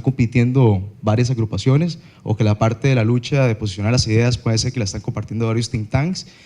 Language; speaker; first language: Spanish; native; Spanish